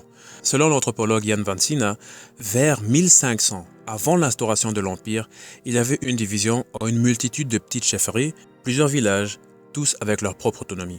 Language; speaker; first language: French; native; French